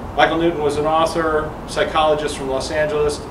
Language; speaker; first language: English; native; English